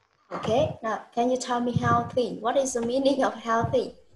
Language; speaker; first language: English; non-native, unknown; Vietnamese